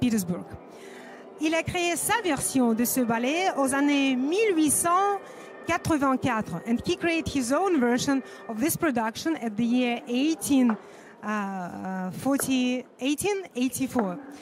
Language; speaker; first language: English; non-native, fluent; Russian